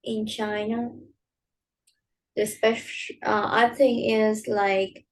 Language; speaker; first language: English; non-native, learner; Vietnamese